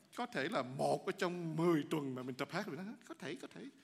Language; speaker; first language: Vietnamese; native; Vietnamese